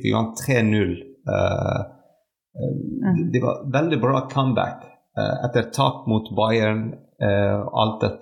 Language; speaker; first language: Norwegian; non-native, fluent; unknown